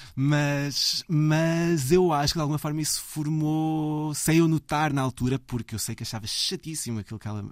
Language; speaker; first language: Portuguese; native; Portuguese